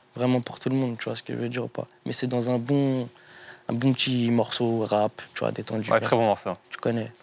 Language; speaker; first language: French; native; French